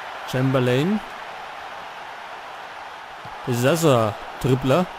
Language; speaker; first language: German; native; German